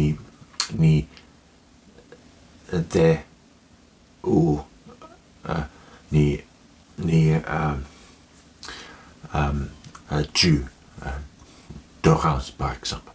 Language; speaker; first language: French; non-native, learner; Finnish